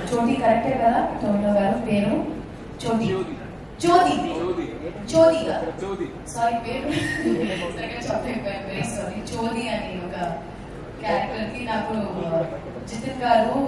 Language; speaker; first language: Telugu; non-native, fluent; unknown